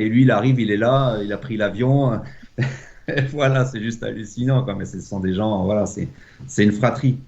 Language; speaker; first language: French; native; French